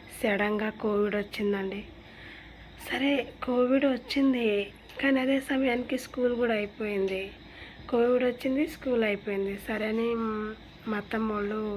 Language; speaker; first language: Telugu; non-native, local second language; Lambadi